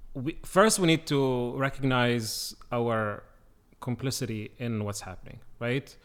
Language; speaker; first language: English; non-native, fluent; Arabic